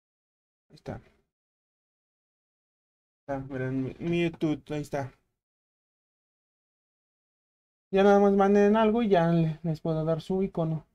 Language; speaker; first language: Spanish; native; Spanish